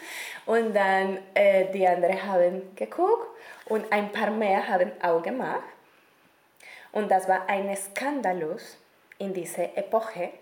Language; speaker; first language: German; non-native, learner; Spanish